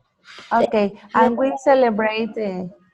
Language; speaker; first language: English; non-native, learner; Spanish